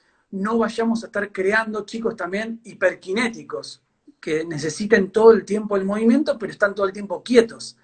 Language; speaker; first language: Spanish; native; Spanish